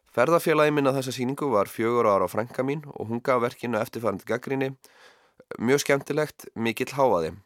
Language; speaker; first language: Icelandic; native; Icelandic